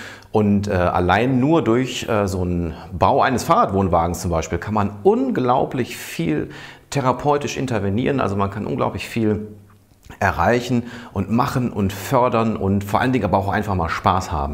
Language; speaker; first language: German; native; German